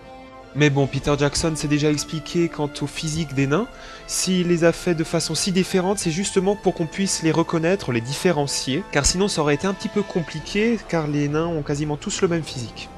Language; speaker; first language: French; native; French